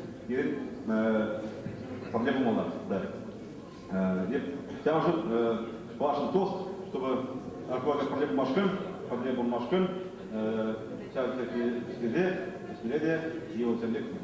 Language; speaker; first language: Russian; non-native, local second language; Chuvash